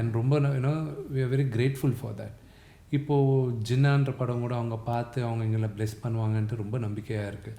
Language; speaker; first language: Tamil; non-native, local second language; Telugu